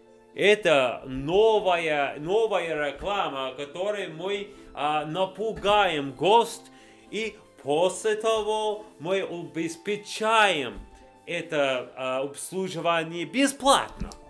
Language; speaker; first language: Russian; non-native, learner; English